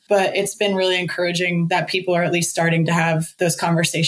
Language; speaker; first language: English; native; English